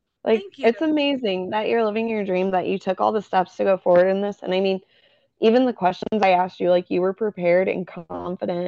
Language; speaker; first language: English; native; English